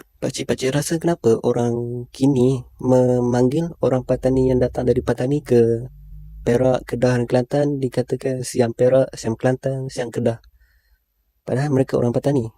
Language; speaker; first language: Malay; native; Malay